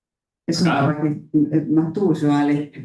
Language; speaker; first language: Spanish; native; Spanish